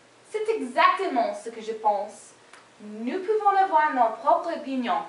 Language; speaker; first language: French; non-native, learner; English